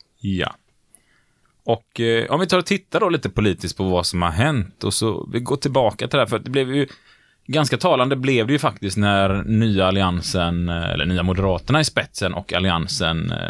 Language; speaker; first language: Swedish; native; Swedish